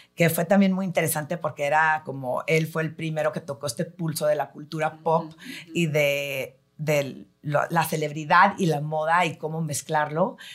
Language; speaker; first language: Spanish; early bilingual, heritage; Spanish